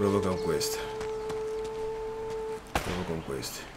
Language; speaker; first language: Italian; early bilingual, heritage; Italian